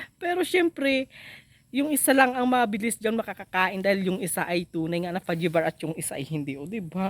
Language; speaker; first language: Filipino; native; Filipino